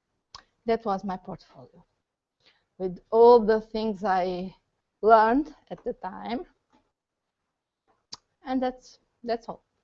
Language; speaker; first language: English; non-native, learner; Portuguese